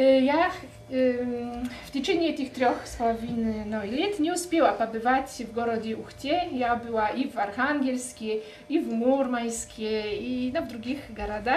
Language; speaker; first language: Russian; non-native, fluent; Polish